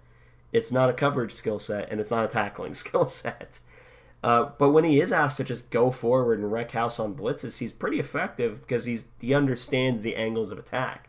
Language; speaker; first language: English; native; English